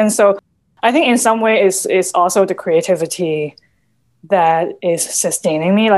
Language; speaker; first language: English; non-native, local second language; Cantonese